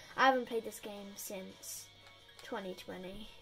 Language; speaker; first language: English; native; English